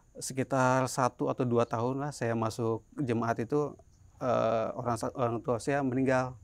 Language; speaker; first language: Indonesian; native; Indonesian